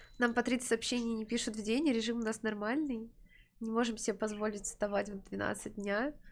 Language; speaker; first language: Russian; native; Russian